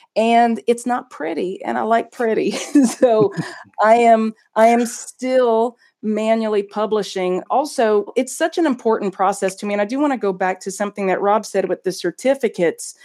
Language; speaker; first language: English; native; English